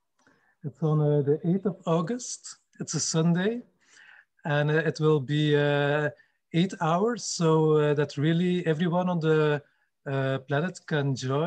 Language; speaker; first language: English; non-native, fluent; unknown